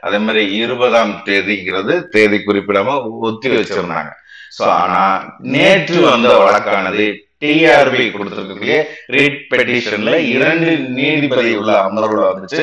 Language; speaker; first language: Tamil; native; Tamil